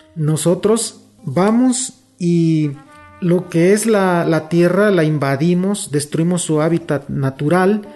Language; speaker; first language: Spanish; non-native, local second language; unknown